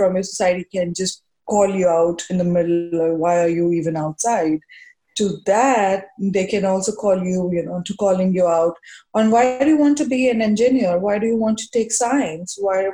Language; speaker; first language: English; non-native, local second language; Hindi